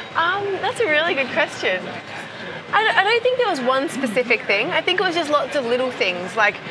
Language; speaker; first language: English; native; English